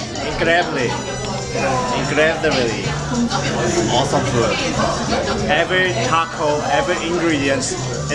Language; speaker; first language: English; non-native, fluent; Korean